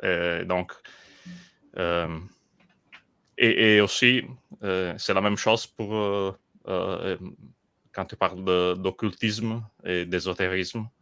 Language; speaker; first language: French; non-native, learner; Italian